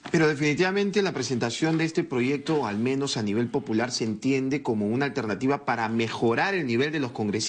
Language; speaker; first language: Spanish; native; Spanish